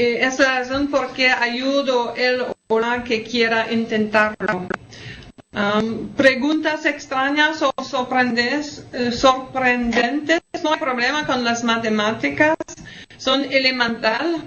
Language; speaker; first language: Spanish; non-native, learner; French